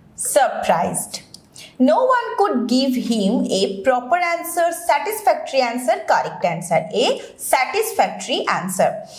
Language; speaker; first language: English; non-native, local second language; Bangla